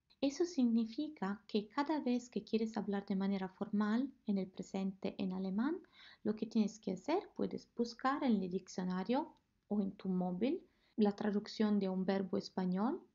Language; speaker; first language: Spanish; non-native, fluent; Italian